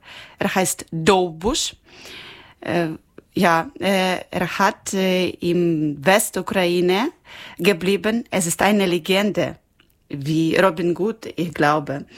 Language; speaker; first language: German; non-native, learner; Ukrainian